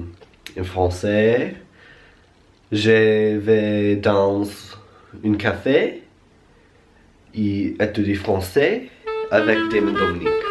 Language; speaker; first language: French; non-native, learner; English